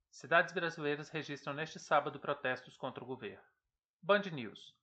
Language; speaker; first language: Portuguese; native; Portuguese